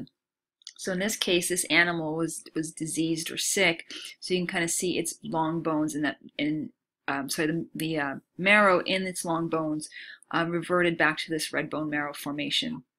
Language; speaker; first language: English; native; English